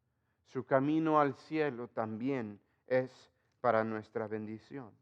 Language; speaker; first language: Spanish; non-native, fluent; English